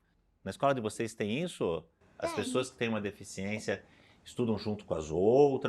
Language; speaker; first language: Portuguese; native; Portuguese